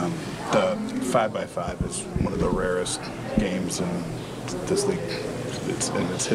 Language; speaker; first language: English; native; English